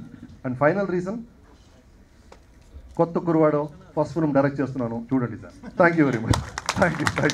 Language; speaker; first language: Telugu; non-native, local second language; Kannada